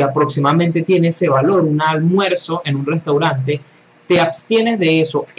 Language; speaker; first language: Spanish; native; Spanish